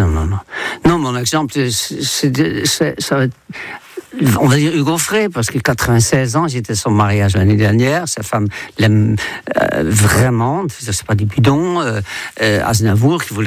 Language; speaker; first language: French; non-native, fluent; Dutch